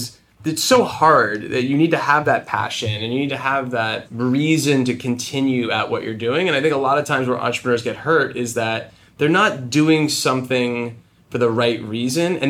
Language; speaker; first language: English; native; English